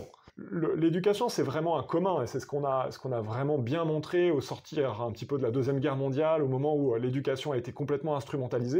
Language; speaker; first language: French; native; French